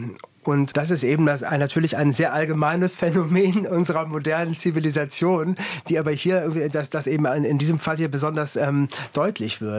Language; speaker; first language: German; native; German